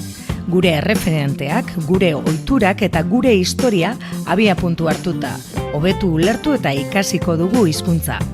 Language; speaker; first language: Basque; native; Basque